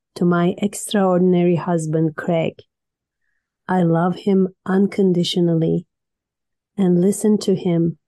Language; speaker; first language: English; non-native, fluent; Turkish